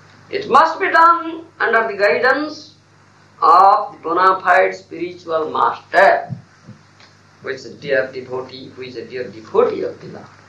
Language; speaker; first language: English; non-native, local second language; Odia